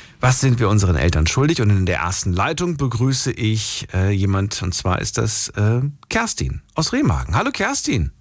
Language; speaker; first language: German; native; German